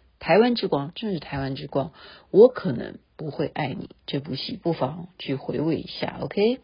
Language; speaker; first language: Chinese; native; Chinese